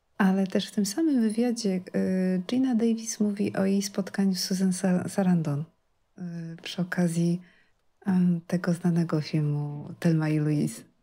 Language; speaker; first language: Polish; native; Polish